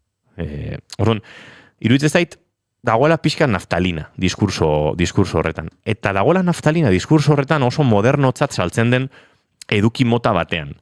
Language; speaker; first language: Basque; native; Basque